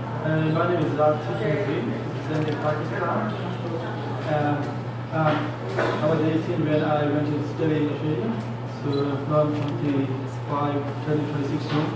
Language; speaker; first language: English; non-native, fluent; Urdu